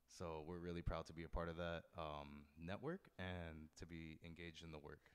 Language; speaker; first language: English; native; English